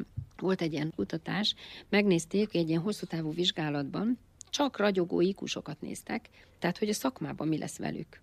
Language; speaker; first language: Hungarian; native; Hungarian